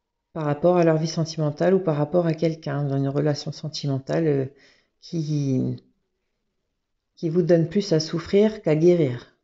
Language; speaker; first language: French; native; French